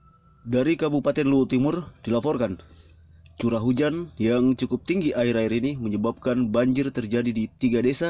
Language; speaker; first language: Indonesian; native; Indonesian